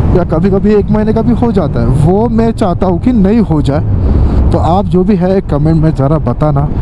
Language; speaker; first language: Hindi; non-native, local second language; Marathi